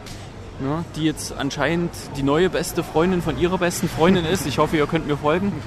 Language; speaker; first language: German; native; German